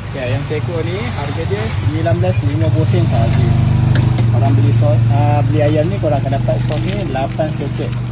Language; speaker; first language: Malay; native; Malay